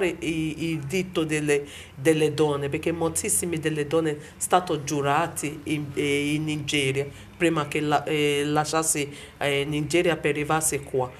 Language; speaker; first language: Italian; non-native, learner; Bini